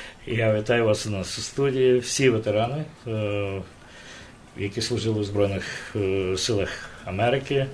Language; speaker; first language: Ukrainian; native; Ukrainian